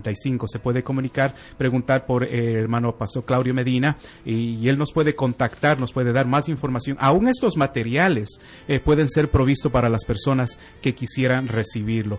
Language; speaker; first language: Spanish; native; Spanish